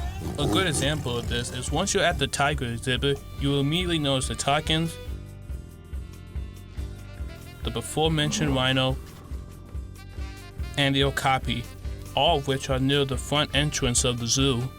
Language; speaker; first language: English; native; English